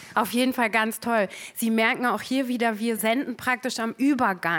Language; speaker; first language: German; native; German